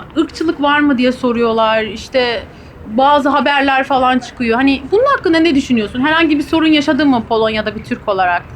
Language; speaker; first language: Turkish; native; Turkish